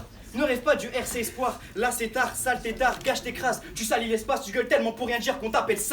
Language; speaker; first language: French; native; French